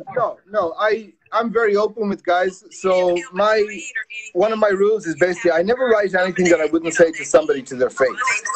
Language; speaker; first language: English; native; English